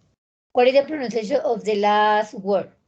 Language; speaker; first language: English; non-native, learner; Spanish